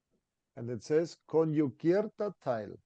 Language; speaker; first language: German; non-native, fluent; English